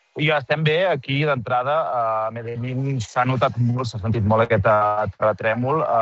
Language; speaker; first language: Catalan; native; Catalan